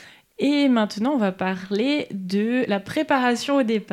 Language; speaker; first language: French; native; French